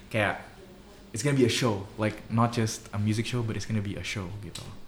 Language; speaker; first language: English; early bilingual, other home language; Indonesian